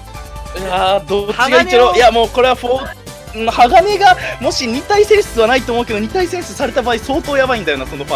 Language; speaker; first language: Japanese; native; Japanese